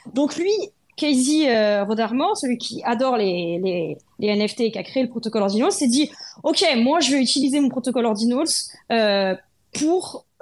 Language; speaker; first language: French; native; French